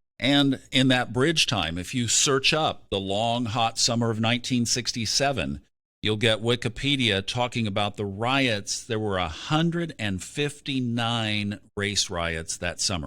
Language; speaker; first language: English; native; English